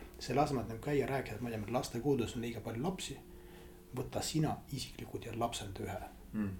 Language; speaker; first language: Estonian; non-native, local second language; Russian